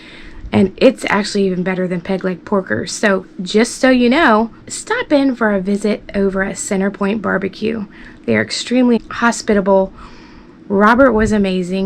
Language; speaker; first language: English; native; English